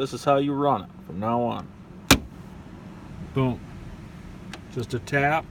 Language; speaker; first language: English; native; English